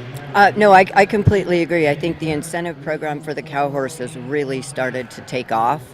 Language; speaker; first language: English; native; English